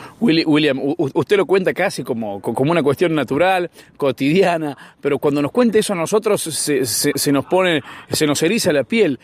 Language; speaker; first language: Spanish; native; Spanish